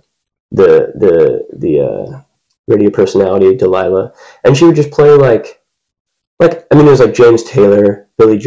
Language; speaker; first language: English; native; English